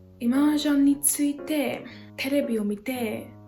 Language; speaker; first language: Japanese; non-native, learner; English